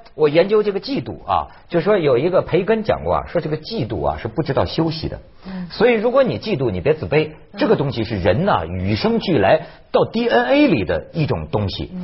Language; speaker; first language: Chinese; native; Chinese